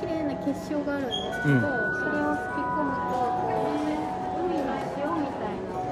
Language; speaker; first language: Japanese; native; Japanese